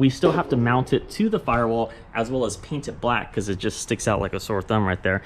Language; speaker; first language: English; native; English